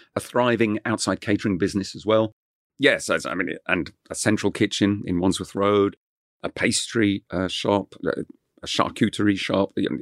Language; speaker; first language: English; non-native, local second language; French